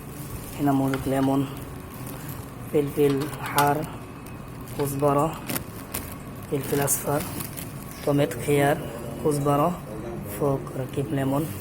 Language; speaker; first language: Arabic; non-native, learner; Bangla